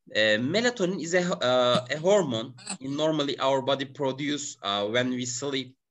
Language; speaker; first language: English; non-native, learner; Turkish